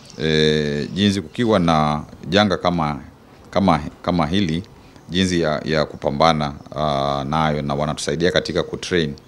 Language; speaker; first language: Swahili; non-native, local second language; Kamba